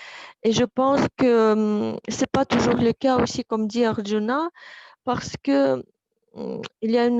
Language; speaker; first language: French; non-native, fluent; Russian